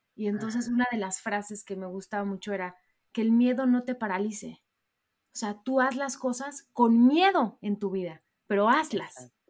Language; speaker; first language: Spanish; native; Spanish